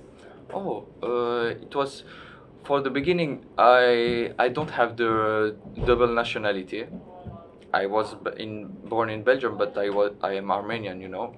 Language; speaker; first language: English; non-native, learner; French